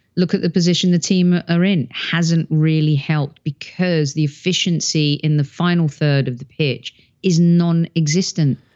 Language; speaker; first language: English; native; English